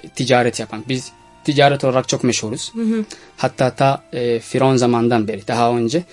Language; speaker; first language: Turkish; non-native, fluent; Somali